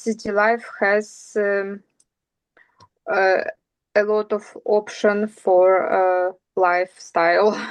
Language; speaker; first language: English; non-native, learner; Russian